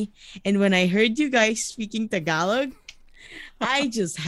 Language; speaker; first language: English; non-native, local second language; Iloko